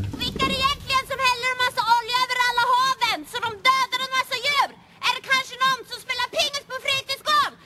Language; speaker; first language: Swedish; native; Swedish